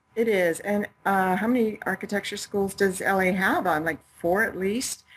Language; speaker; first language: English; native; English